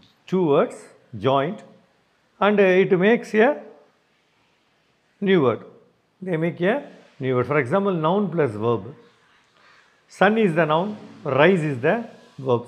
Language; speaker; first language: English; non-native, local second language; Tamil